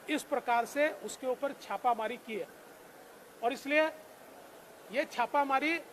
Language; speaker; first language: Hindi; non-native, local second language; Marathi